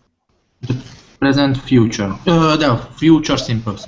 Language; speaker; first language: English; non-native, learner; Hungarian